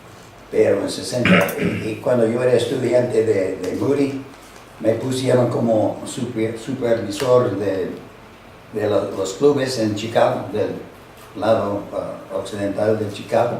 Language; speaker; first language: Spanish; non-native, fluent; English